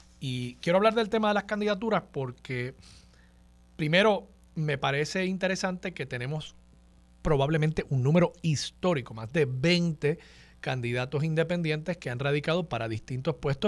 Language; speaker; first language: Spanish; native; Spanish